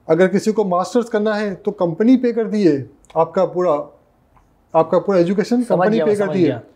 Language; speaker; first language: Hindi; non-native, local second language; Urdu